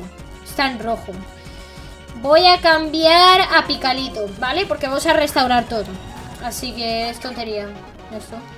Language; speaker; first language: Spanish; native; Spanish